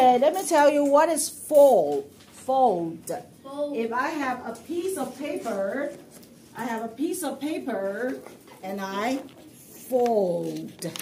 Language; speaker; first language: English; non-native, fluent; Chinese